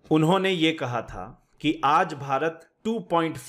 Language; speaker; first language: Hindi; native; Hindi